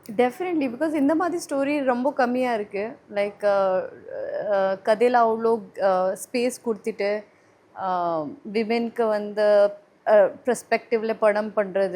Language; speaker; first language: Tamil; non-native, learner; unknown